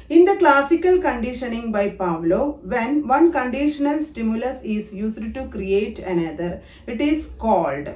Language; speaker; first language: English; non-native, local second language; Malayalam